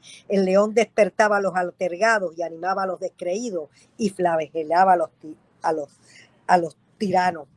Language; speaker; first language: Spanish; native; Spanish